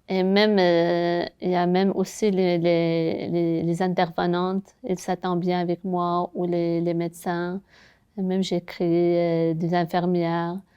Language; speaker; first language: French; non-native, local second language; Arabic